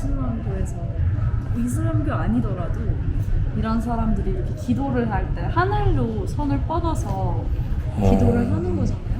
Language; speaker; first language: Korean; non-native, fluent; Persian